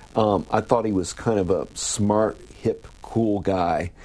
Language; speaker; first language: English; native; English